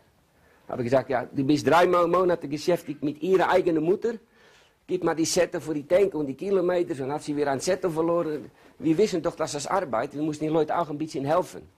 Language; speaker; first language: German; non-native, learner; Dutch